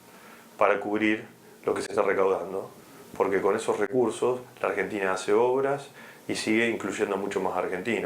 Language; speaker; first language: Spanish; native; Spanish